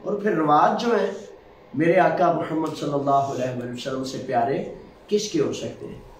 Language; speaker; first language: Urdu; non-native, local second language; Punjabi